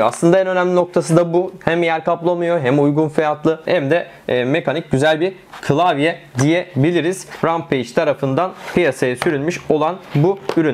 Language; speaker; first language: Turkish; native; Turkish